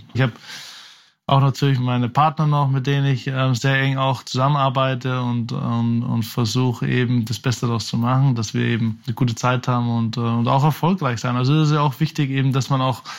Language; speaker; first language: German; native; German